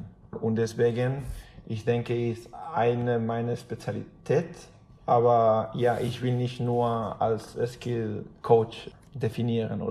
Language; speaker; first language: German; non-native, fluent; Spanish